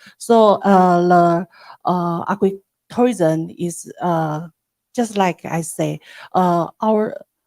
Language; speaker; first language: English; non-native, learner; Chinese